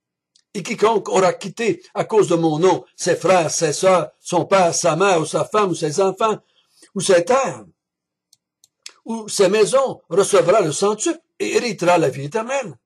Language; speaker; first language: French; native; French